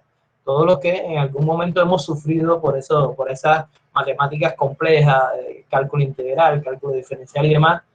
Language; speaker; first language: Spanish; native; Spanish